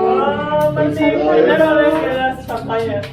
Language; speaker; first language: Spanish; non-native, fluent; Lithuanian